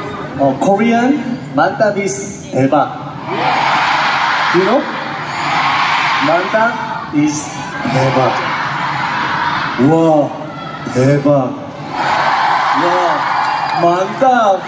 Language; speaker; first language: English; non-native, learner; Korean